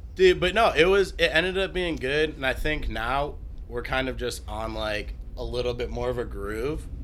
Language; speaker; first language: English; native; English